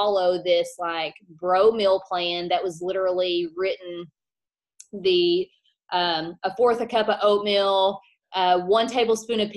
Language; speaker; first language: English; native; English